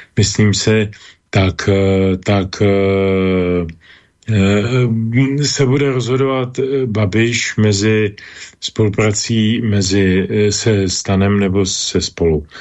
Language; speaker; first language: Czech; native; Czech